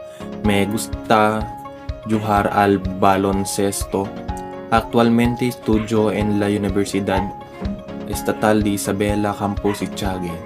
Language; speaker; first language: Spanish; non-native, learner; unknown